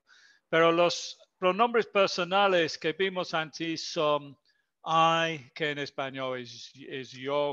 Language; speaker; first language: Spanish; non-native, fluent; English